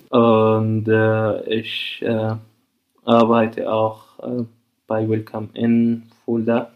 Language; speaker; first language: German; non-native, fluent; Arabic